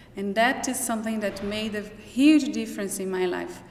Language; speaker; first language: English; non-native, fluent; Portuguese